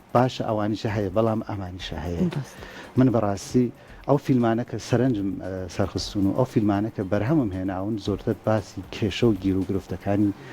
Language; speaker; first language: Central Kurdish; non-native, local second language; Gurani